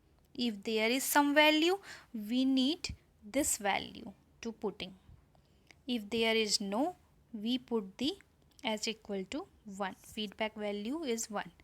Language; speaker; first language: English; non-native, local second language; Hindi